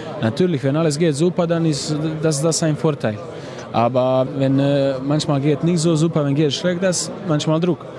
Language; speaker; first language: German; non-native, learner; Croatian